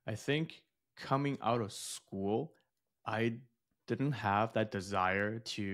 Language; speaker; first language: English; early bilingual, other home language; Chinese